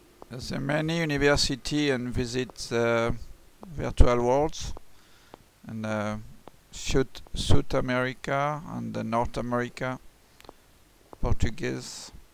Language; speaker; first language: English; non-native, learner; French